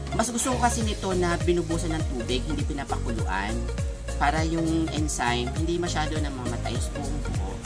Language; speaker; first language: Filipino; non-native, local second language; Bikol